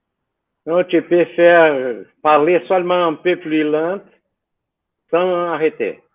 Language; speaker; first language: French; non-native, fluent; Portuguese